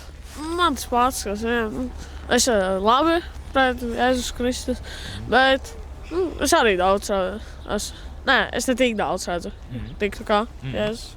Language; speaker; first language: Latvian; non-native, local second language; Russian